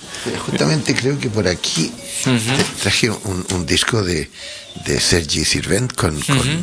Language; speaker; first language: Spanish; native; Spanish